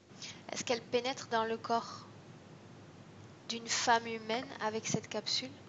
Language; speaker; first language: French; native; French